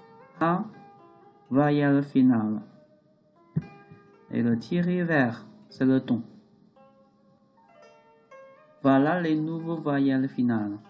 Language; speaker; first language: French; non-native, learner; Chinese